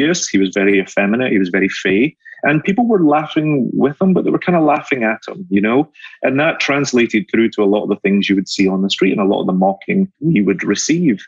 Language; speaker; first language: English; native; English